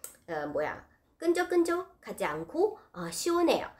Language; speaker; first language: Korean; non-native, fluent; Chinese